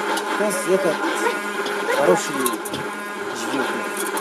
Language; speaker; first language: Russian; non-native, local second language; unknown